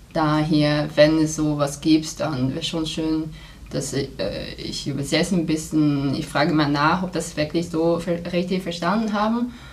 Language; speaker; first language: German; non-native, fluent; Chinese